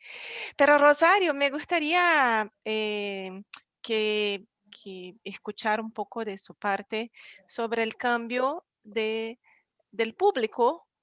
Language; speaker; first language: Spanish; non-native, fluent; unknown